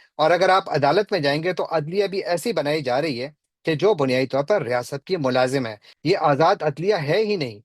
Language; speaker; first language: Urdu; non-native, local second language; Pashto